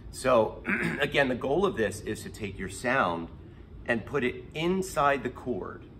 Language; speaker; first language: English; native; English